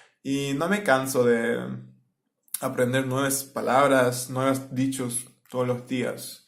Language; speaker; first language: Spanish; non-native, fluent; Turkish